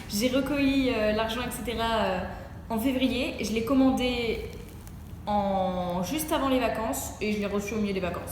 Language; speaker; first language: French; native; French